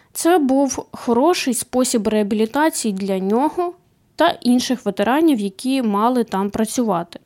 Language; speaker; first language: Ukrainian; native; Ukrainian